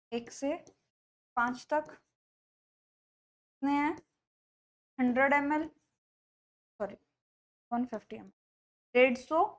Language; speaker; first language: Hindi; native; Hindi